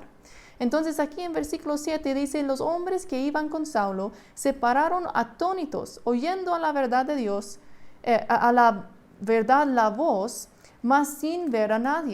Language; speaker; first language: Spanish; non-native, fluent; English